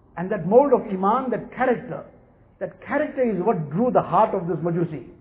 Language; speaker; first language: English; native; English